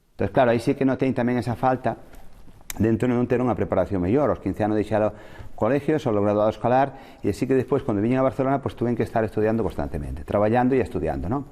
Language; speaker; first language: Galician; native; Galician